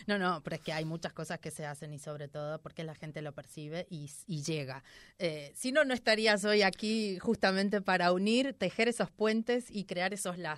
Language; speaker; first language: Spanish; native; Spanish